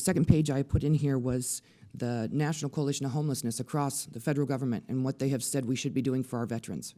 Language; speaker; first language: English; native; English